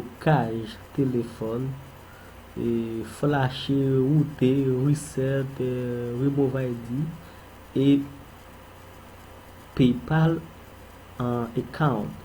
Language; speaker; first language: French; non-native, learner; Haitian Creole